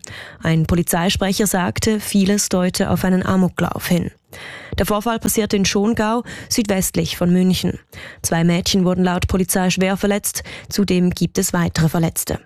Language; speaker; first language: German; native; German